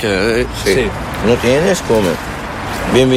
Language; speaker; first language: Spanish; non-native, learner; Arabic